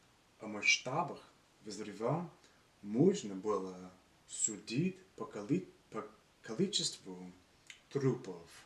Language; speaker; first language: Russian; non-native, learner; English